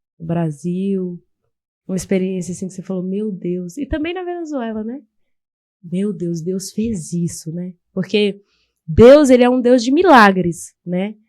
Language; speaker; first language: Portuguese; native; Portuguese